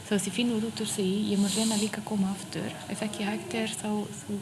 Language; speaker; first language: Icelandic; non-native, fluent; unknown